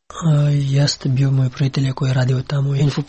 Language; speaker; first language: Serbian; non-native, learner; Pashto